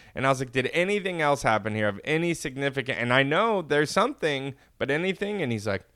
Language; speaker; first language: English; native; English